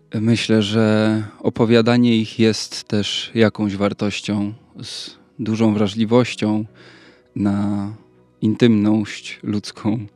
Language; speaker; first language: Polish; native; Polish